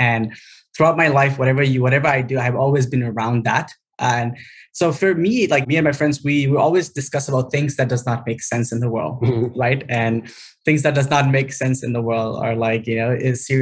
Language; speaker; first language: English; non-native, local second language; Nepali